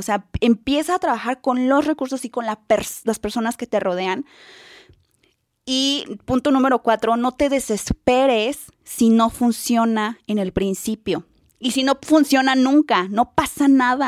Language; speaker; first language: Spanish; native; Spanish